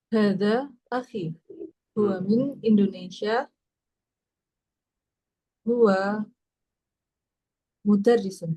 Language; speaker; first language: Arabic; non-native, learner; Indonesian